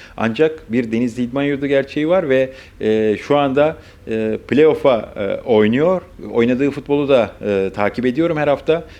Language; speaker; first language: Turkish; native; Turkish